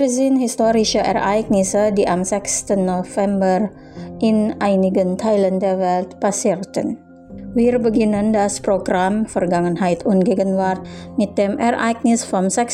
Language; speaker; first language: German; non-native, fluent; Indonesian